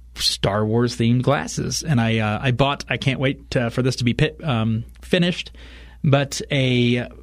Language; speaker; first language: English; native; English